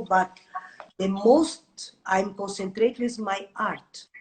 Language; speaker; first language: English; non-native, learner; Portuguese